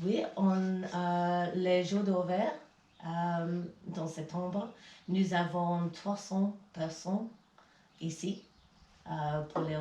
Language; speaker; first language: French; non-native, learner; English